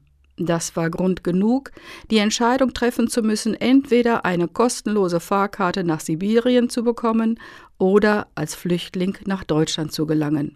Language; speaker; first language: German; native; German